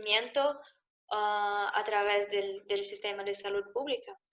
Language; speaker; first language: Spanish; non-native, learner; Portuguese